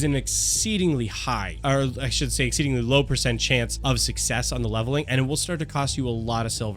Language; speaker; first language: English; native; English